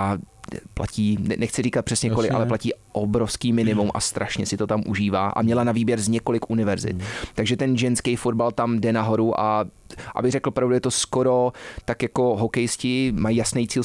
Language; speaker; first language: Czech; early bilingual, heritage; Czech